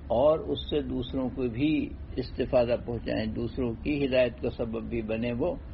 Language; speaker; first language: Urdu; native; Urdu